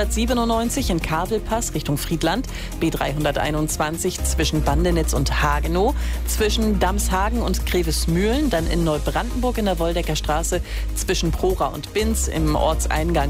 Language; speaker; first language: German; native; German